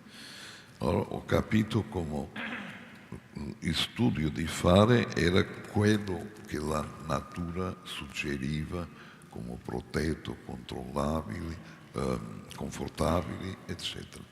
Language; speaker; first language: Italian; non-native, fluent; Portuguese